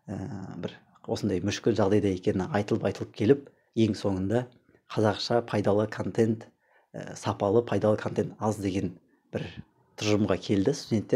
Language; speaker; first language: Kazakh; native; Kazakh